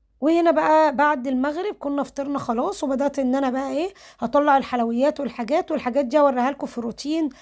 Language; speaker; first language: Arabic; native; Arabic